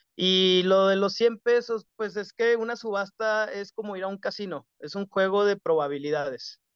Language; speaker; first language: Spanish; native; Spanish